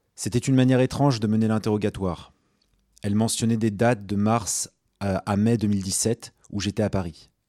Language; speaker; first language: French; early bilingual, other home language; Arabic